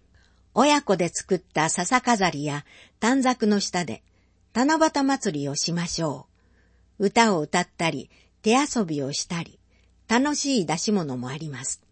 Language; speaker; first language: Japanese; native; Japanese